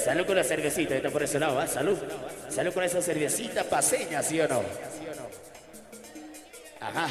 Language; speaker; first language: Spanish; native; Spanish